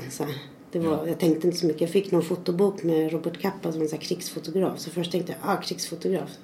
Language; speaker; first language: Swedish; early bilingual, other home language; Spanish